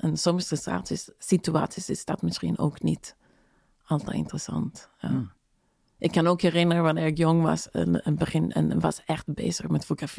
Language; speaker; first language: Dutch; non-native, fluent; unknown